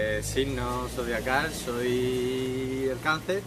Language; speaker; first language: Spanish; early bilingual, other home language; Chinese